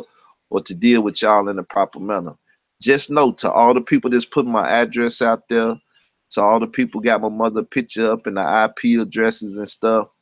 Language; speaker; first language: English; native; English